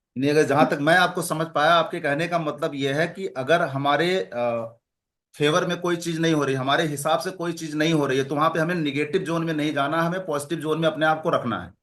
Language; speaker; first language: Hindi; native; Hindi